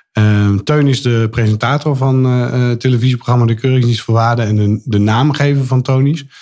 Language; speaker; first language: Dutch; native; Dutch